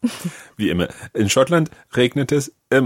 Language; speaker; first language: German; non-native, learner; English